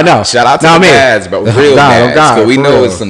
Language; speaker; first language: English; native; English